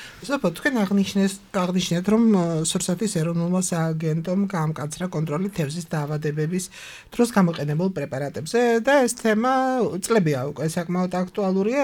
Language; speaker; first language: Georgian; native; Georgian